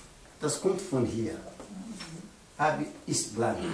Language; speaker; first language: German; non-native, learner; Pashto